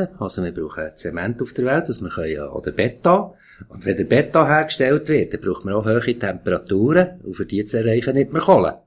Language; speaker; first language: German; native; German